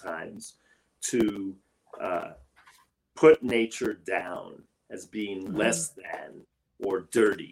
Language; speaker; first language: English; native; English